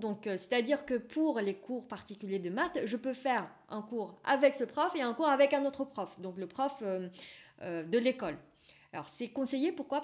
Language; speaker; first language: French; non-native, fluent; Vietnamese